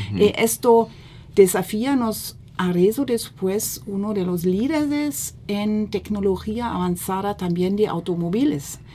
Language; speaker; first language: Spanish; non-native, fluent; German